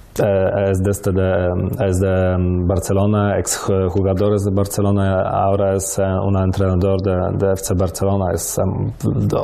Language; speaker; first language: Spanish; non-native, learner; Polish